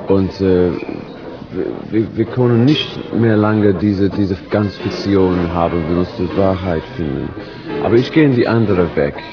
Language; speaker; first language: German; non-native, learner; English